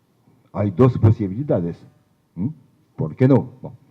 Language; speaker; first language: Spanish; non-native, fluent; French